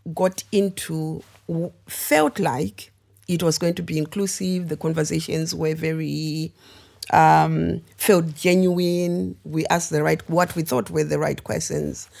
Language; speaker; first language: English; non-native, local second language; Shona